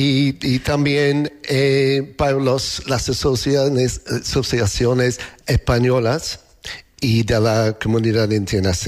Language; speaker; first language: Spanish; non-native, fluent; English